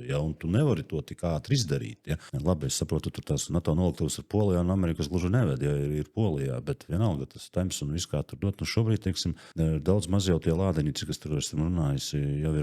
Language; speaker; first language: Latvian; native; Latvian